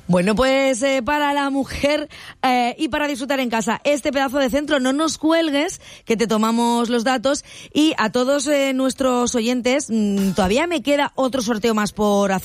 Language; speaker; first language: Spanish; native; Spanish